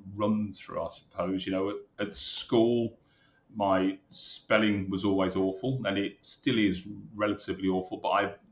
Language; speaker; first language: English; native; English